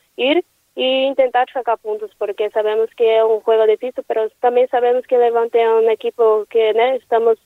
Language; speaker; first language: Spanish; non-native, learner; Portuguese